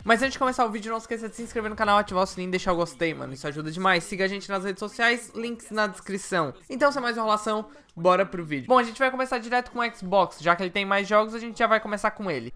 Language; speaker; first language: Portuguese; native; Portuguese